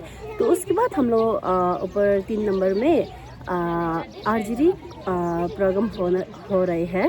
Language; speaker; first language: Hindi; non-native, local second language; Tibetan